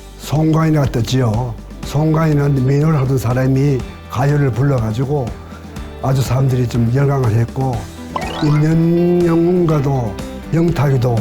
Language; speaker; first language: Korean; native; Korean